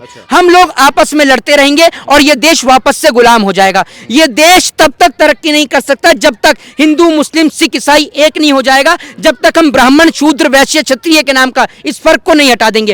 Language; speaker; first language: Hindi; native; Hindi